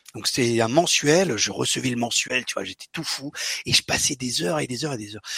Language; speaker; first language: French; early bilingual, other home language; Portuguese